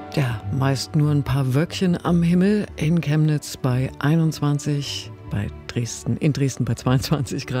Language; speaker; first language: German; native; German